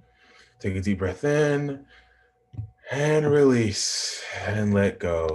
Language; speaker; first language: English; native; English